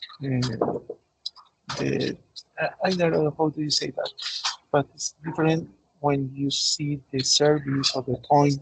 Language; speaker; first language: English; non-native, learner; Spanish